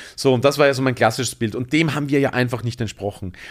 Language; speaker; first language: German; native; German